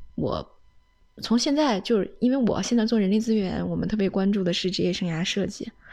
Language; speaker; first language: Chinese; native; Chinese